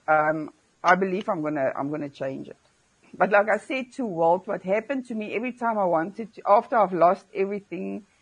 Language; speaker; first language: English; non-native, local second language; Afrikaans